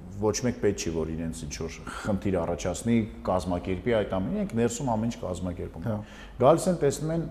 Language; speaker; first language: Armenian; native; Armenian